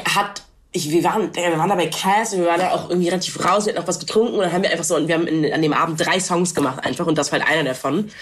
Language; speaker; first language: German; non-native, local second language; English